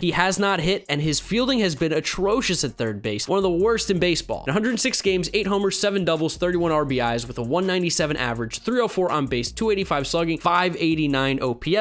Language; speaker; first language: English; native; English